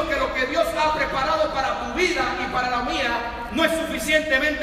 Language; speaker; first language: Spanish; native; Spanish